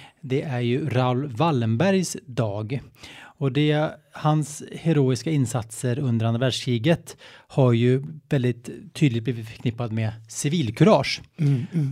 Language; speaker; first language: Swedish; native; Swedish